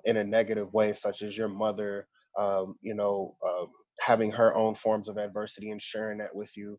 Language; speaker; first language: English; native; English